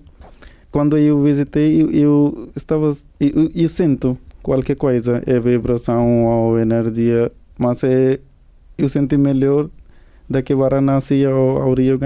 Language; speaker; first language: Portuguese; non-native, learner; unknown